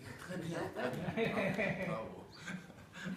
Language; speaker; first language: French; native; French